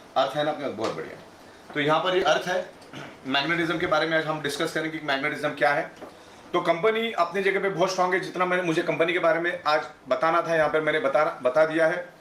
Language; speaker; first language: Hindi; non-native, local second language; Gujarati